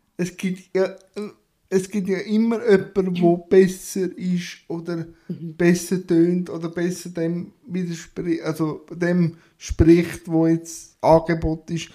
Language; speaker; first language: German; native; German